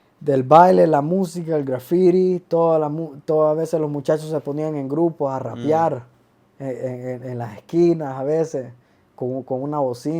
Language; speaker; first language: Spanish; early bilingual, other home language; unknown